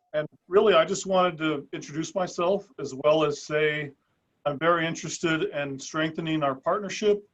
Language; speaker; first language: English; early bilingual, other home language; Spanish